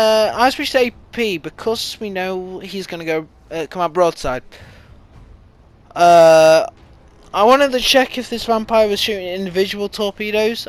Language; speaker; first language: English; native; English